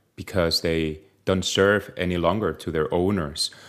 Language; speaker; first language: English; non-native, fluent; Spanish